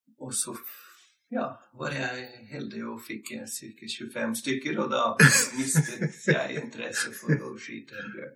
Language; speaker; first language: Norwegian; non-native, fluent; English